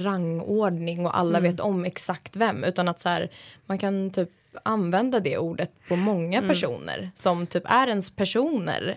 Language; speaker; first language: Swedish; native; Swedish